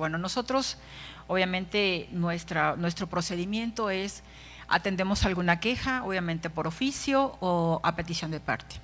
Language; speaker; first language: Spanish; native; Spanish